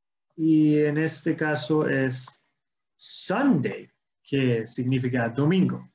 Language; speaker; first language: Spanish; non-native, fluent; English